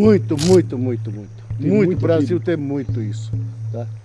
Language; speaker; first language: Portuguese; non-native, local second language; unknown